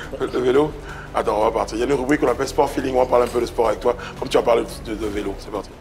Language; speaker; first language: French; native; French